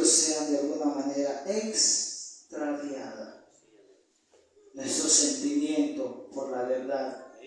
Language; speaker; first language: Spanish; native; Spanish